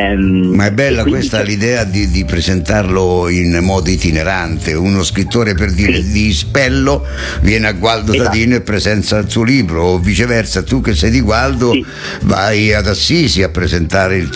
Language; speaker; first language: Italian; native; Italian